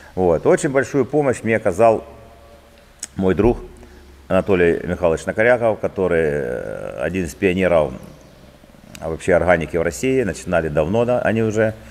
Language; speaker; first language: Russian; native; Russian